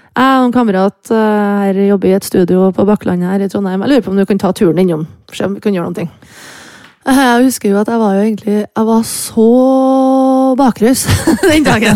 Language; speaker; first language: Norwegian; native; Norwegian